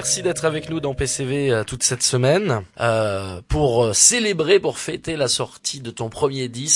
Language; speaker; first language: French; native; French